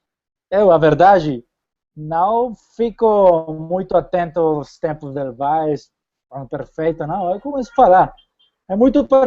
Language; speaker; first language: Portuguese; non-native, fluent; Spanish